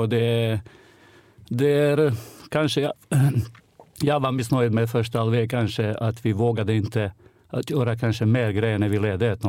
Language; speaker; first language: Swedish; non-native, fluent; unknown